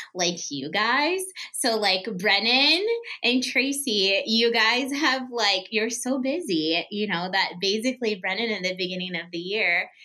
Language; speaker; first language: English; early bilingual, other home language; Portuguese